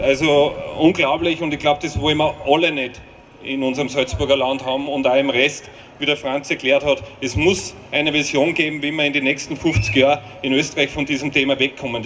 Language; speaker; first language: German; native; German